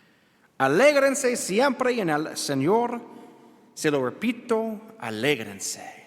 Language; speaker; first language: Spanish; non-native, learner; English